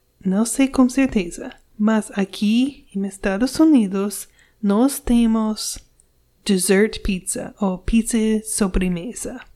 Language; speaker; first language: Portuguese; non-native, learner; English